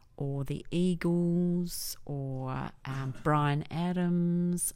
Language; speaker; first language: English; native; English